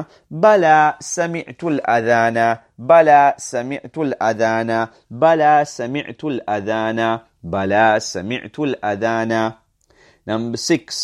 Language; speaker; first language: Arabic; non-native, fluent; English